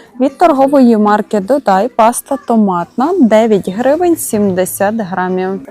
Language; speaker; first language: Ukrainian; native; Ukrainian